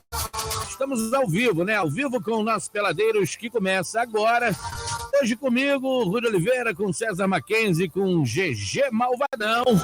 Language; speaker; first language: Portuguese; native; Portuguese